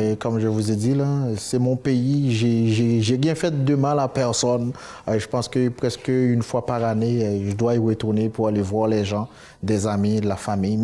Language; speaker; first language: French; non-native, local second language; Haitian Creole